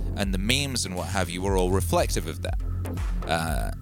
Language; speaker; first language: English; native; English